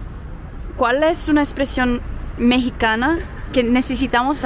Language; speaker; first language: Spanish; non-native, fluent; Portuguese